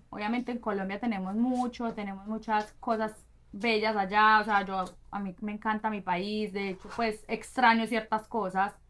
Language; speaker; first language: Spanish; native; Spanish